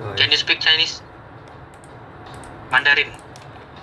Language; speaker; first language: English; non-native, learner; Indonesian